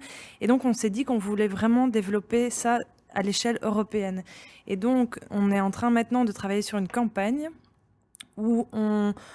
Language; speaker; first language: French; native; French